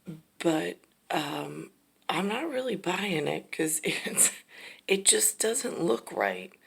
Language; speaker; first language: English; native; English